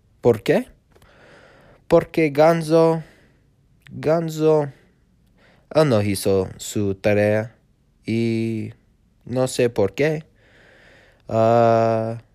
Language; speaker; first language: Spanish; non-native, learner; English